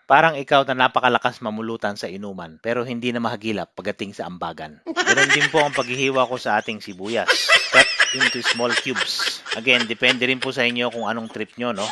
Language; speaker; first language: Filipino; non-native, local second language; Iloko